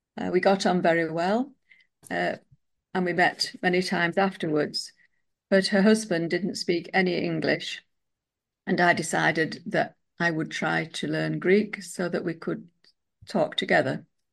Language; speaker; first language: English; native; English